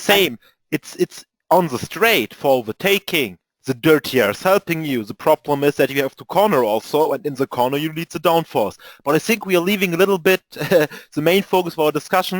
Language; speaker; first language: English; non-native, fluent; German